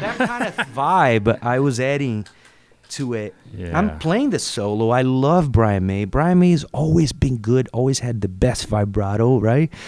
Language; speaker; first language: English; non-native, fluent; Portuguese